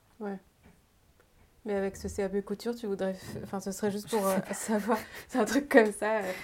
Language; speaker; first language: French; native; French